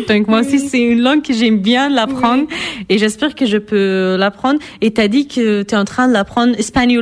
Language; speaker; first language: French; non-native, fluent; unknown